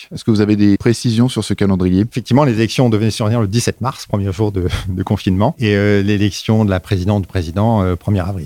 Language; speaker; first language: French; native; French